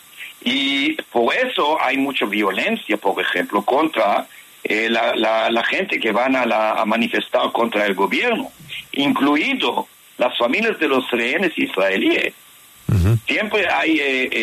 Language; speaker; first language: Spanish; non-native, fluent; Hebrew